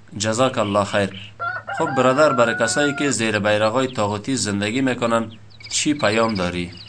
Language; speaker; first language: Persian; native; Persian